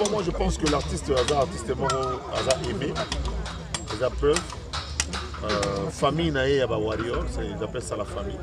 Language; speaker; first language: French; non-native, local second language; Lingala